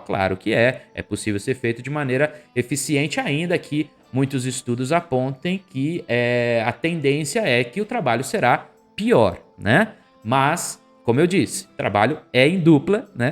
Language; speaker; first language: Portuguese; native; Portuguese